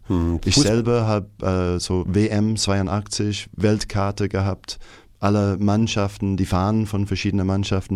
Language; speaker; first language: German; non-native, fluent; English